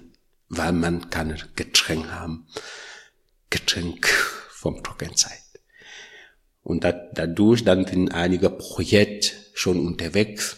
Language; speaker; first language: German; non-native, learner; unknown